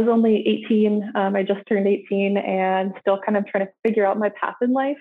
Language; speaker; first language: English; native; English